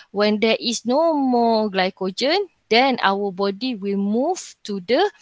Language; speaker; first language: English; non-native, local second language; Malay